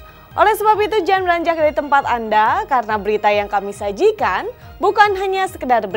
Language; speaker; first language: Indonesian; native; Indonesian